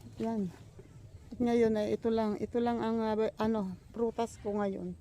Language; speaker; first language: Filipino; native; Filipino